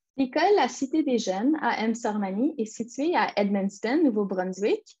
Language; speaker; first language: French; native; French